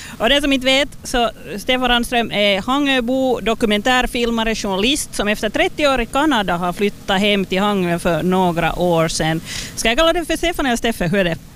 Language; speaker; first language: Swedish; native; Swedish